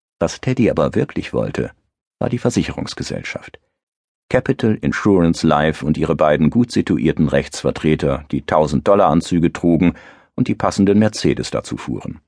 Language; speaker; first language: German; native; German